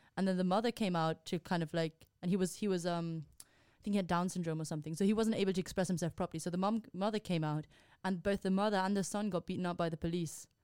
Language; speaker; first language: English; non-native, fluent; Spanish